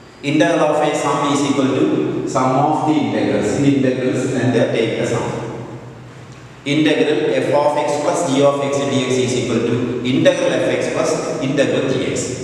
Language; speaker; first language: English; non-native, local second language; Malayalam